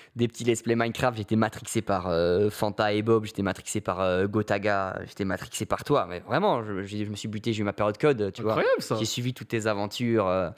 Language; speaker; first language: French; native; French